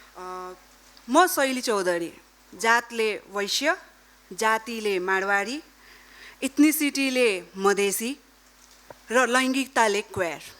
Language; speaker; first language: Nepali; non-native, local second language; Marwari